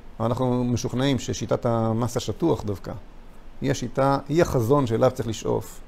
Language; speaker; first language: Hebrew; native; Hebrew